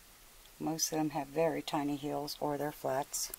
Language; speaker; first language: English; native; English